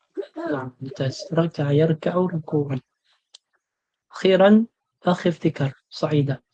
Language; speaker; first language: Arabic; non-native, fluent; Filipino